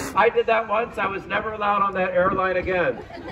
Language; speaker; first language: English; native; English